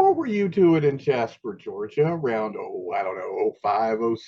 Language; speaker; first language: English; native; English